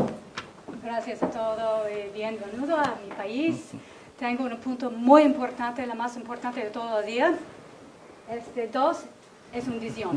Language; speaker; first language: Spanish; non-native, learner; English